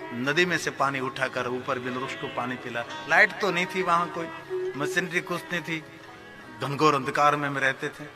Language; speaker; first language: Hindi; non-native, local second language; Gujarati